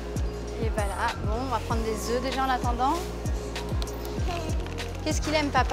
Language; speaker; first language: French; native; French